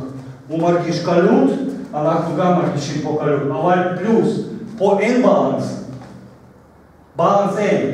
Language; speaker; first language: Hebrew; non-native, fluent; Russian